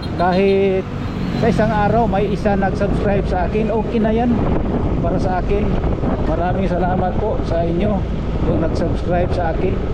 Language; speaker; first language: Filipino; non-native, local second language; Cebuano